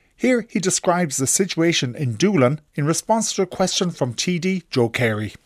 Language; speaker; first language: English; native; English